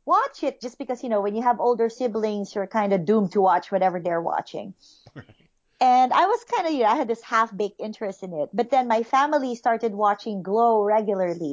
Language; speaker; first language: English; non-native, local second language; Filipino